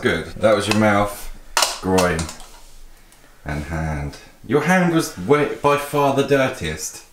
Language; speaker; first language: English; native; English